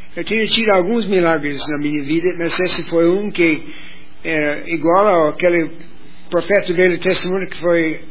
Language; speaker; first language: Portuguese; non-native, fluent; English